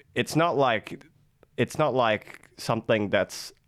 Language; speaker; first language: English; non-native, fluent; Vietnamese